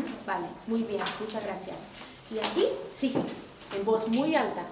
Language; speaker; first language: Spanish; non-native, fluent; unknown